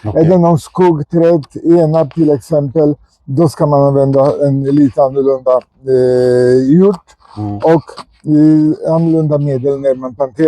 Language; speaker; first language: Swedish; non-native, fluent; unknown